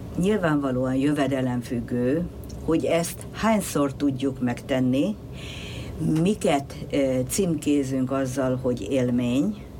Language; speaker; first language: Hungarian; native; Hungarian